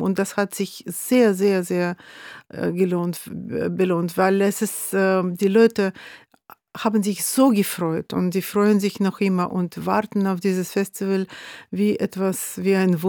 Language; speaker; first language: German; non-native, fluent; Russian